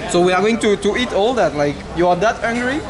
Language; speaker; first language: English; non-native, learner; French